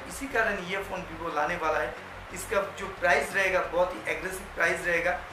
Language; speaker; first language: Hindi; non-native, local second language; Bangla